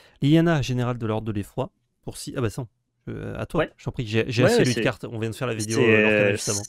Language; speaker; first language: French; native; French